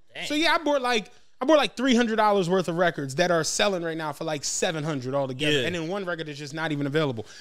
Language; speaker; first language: English; native; English